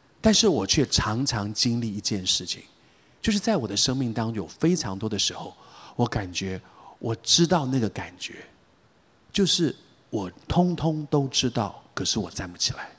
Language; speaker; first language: Chinese; native; Chinese